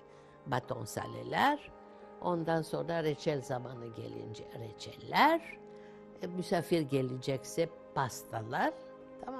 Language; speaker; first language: Turkish; non-native, local second language; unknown